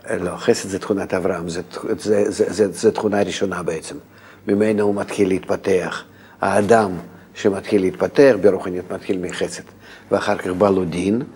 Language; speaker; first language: Hebrew; non-native, fluent; Russian